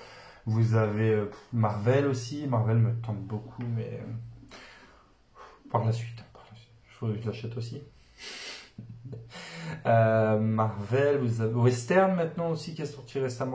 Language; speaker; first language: French; native; French